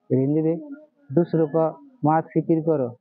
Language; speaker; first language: Hindi; non-native, learner; Bangla